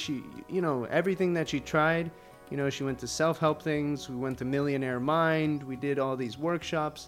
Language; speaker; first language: English; early bilingual, other home language; Spanish